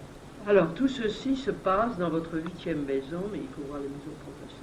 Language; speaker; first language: French; native; French